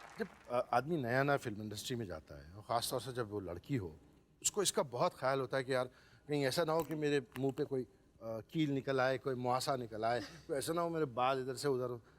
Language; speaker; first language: Hindi; native; Hindi